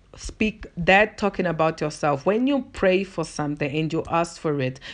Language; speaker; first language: English; non-native, fluent; Portuguese